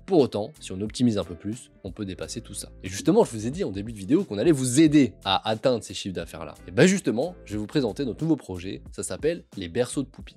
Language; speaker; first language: French; native; French